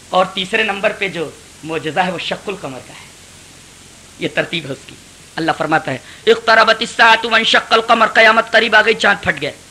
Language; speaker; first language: Urdu; native; Urdu